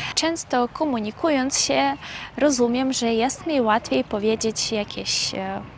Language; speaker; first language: Polish; non-native, fluent; Russian